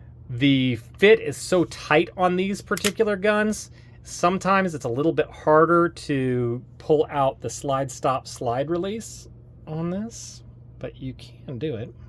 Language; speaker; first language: English; native; English